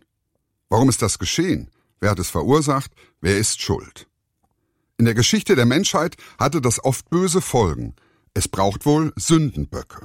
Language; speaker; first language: German; native; German